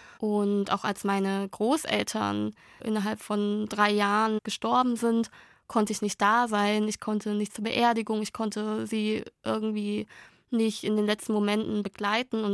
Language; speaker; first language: German; early bilingual, other home language; Vietnamese